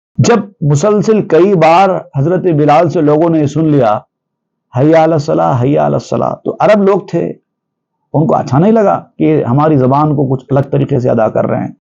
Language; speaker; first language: Urdu; native; Urdu